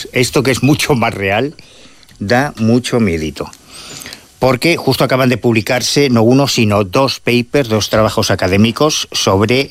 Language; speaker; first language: Spanish; native; Spanish